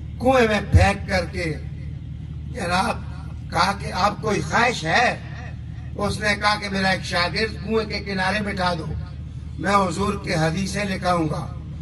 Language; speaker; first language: Urdu; non-native, local second language; Punjabi